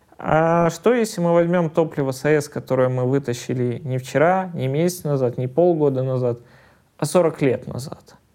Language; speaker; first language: Russian; native; Russian